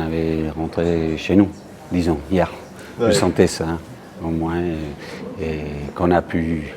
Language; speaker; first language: French; non-native, fluent; English